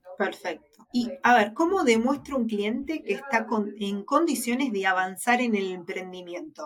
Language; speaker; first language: Spanish; native; Spanish